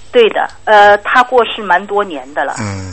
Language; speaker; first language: Chinese; native; Chinese